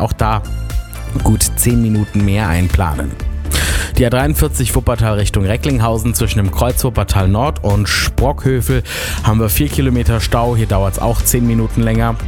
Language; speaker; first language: German; native; German